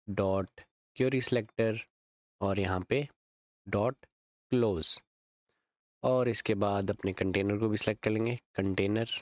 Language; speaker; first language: Hindi; native; Hindi